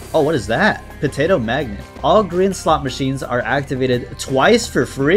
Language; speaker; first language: English; native; English